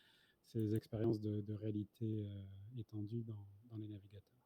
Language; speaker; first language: French; native; French